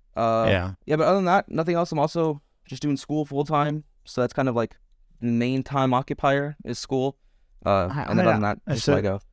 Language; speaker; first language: English; native; English